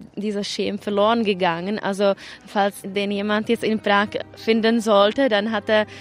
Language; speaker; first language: German; non-native, fluent; Czech